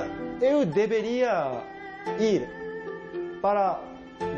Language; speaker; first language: Portuguese; non-native, fluent; Japanese